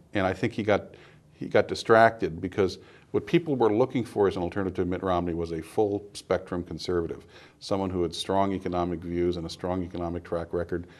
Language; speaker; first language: English; native; English